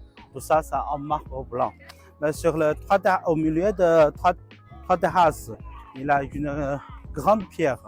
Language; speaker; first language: French; non-native, learner; Chinese